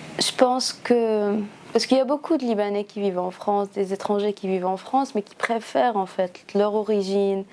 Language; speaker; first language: French; non-native, local second language; Arabic